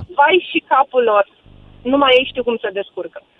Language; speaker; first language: Romanian; native; Romanian